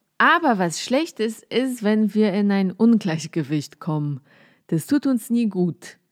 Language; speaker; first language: German; non-native, fluent; Polish